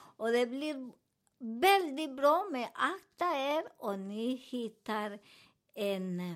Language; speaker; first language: Swedish; non-native, learner; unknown